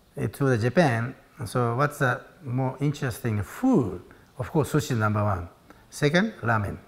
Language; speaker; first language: English; non-native, learner; Japanese